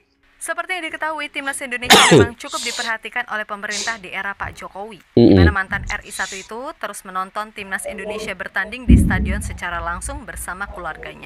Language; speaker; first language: Indonesian; native; Indonesian